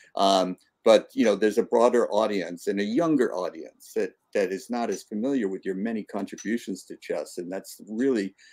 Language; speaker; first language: English; native; English